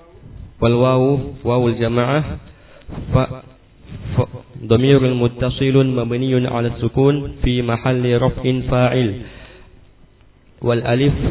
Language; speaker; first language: Arabic; non-native, learner; Indonesian